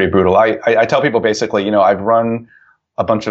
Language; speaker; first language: English; native; English